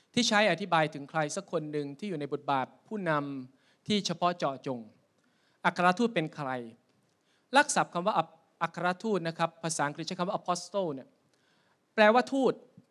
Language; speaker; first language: Thai; native; Thai